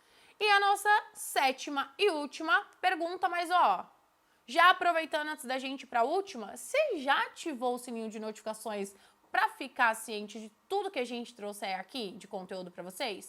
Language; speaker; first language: Portuguese; native; Portuguese